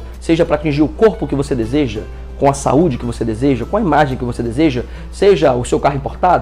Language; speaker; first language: Portuguese; native; Portuguese